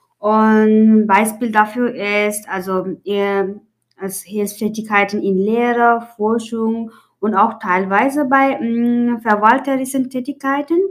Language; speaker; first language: German; non-native, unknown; Nepali